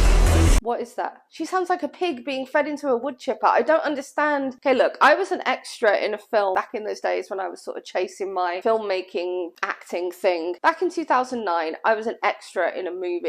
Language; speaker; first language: English; native; English